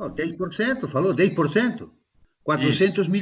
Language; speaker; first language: Portuguese; non-native, fluent; Spanish